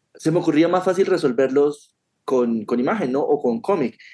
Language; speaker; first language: Spanish; native; Spanish